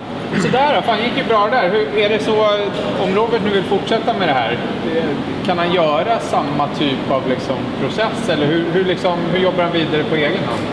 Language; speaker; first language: Swedish; native; Swedish